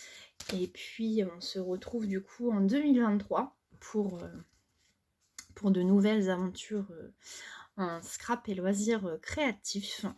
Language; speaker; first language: French; native; French